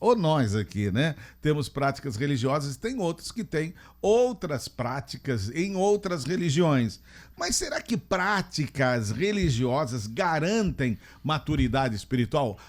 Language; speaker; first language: Portuguese; native; Portuguese